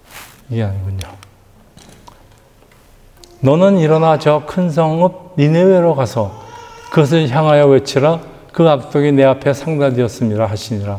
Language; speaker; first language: Korean; native; Korean